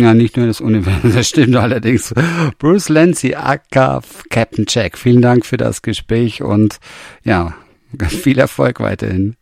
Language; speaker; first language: German; native; German